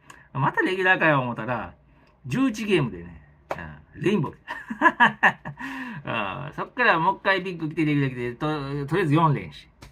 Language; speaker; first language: Japanese; native; Japanese